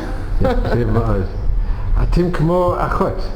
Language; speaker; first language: Hebrew; non-native, learner; English